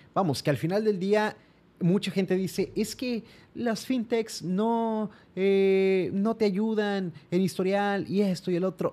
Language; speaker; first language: Spanish; native; Spanish